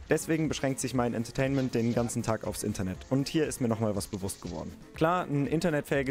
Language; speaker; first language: German; native; German